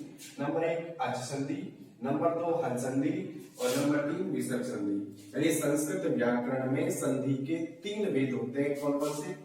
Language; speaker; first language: Hindi; native; Hindi